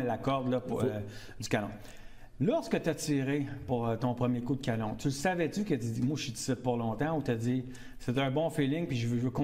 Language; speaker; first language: French; native; French